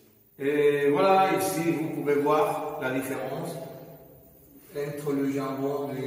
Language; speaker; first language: French; non-native, fluent; Spanish